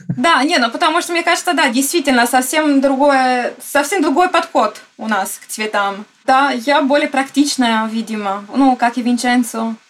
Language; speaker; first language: Russian; non-native, fluent; Italian